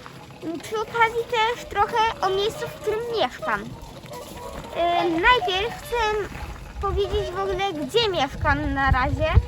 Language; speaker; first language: Polish; early bilingual, heritage; Polish